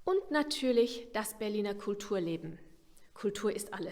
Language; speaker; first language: German; non-native, fluent; English